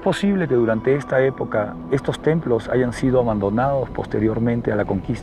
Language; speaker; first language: Spanish; native; Spanish